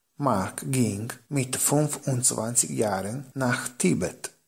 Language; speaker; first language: German; non-native, fluent; Italian